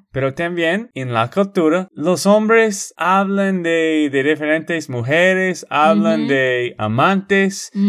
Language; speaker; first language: Spanish; non-native, fluent; English